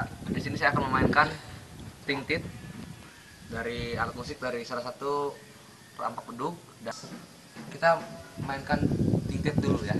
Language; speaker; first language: Indonesian; non-native, local second language; Sundanese